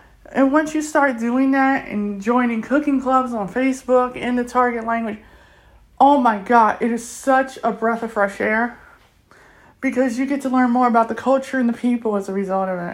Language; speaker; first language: English; native; English